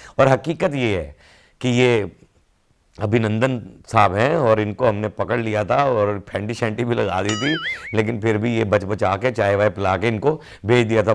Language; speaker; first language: Urdu; non-native, local second language; Punjabi